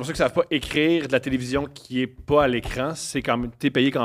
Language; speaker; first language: French; native; French